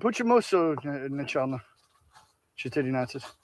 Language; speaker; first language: Russian; non-native, learner; English